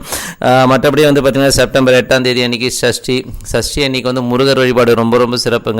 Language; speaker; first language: Tamil; native; Tamil